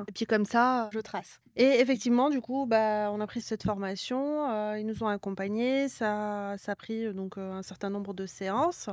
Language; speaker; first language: French; native; French